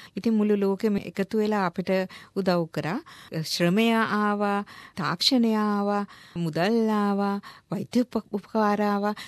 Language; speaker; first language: Sinhala; native; Sinhala